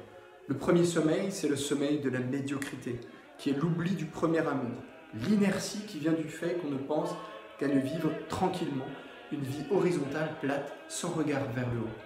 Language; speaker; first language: French; native; French